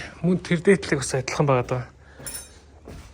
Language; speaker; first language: Mongolian; native; Mongolian